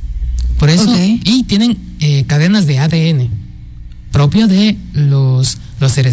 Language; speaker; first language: Spanish; native; Spanish